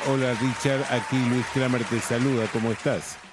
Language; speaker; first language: Spanish; native; Spanish